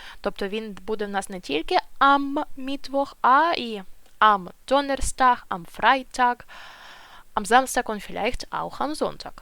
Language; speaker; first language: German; non-native, fluent; Ukrainian